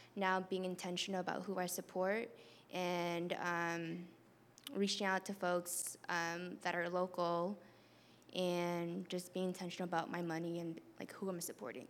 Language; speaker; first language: English; native; English